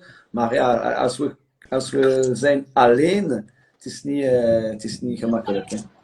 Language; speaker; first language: Dutch; non-native, local second language; French